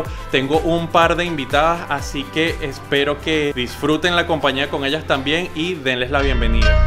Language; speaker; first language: Spanish; native; Spanish